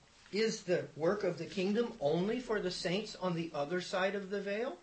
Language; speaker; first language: English; native; English